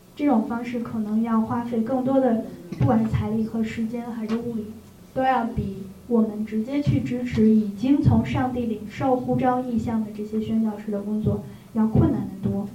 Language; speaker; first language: Chinese; native; Chinese